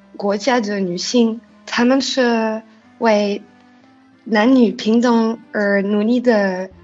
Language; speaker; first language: Chinese; non-native, learner; French